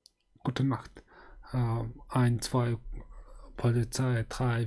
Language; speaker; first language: German; non-native, learner; Mongolian